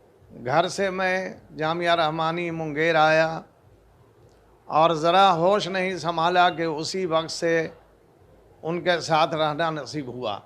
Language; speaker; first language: Urdu; native; Urdu